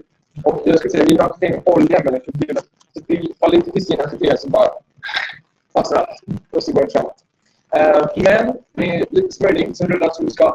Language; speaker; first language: Swedish; native; Swedish